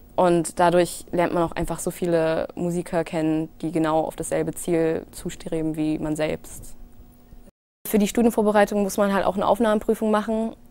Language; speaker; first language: German; early bilingual, other home language; English